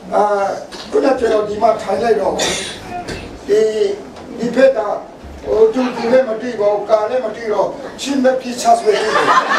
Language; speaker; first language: Burmese; non-native, local second language; Kachin